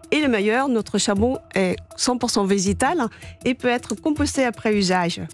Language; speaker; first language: French; non-native, fluent; Dutch